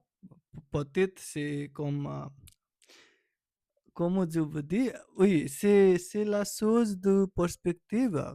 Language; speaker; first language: French; non-native, learner; Nepali